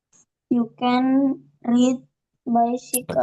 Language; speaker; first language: English; non-native, learner; Indonesian